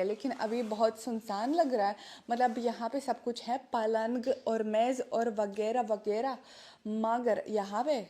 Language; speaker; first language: Hindi; non-native, learner; Russian